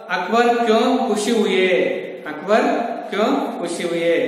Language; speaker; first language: Hindi; non-native, local second language; Kannada